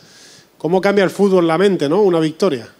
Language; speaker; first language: Spanish; native; Spanish